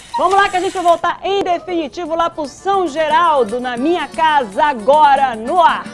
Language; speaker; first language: Portuguese; native; Portuguese